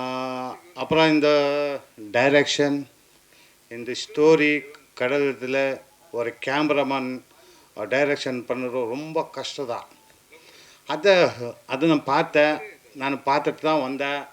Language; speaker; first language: Tamil; non-native, learner; Kannada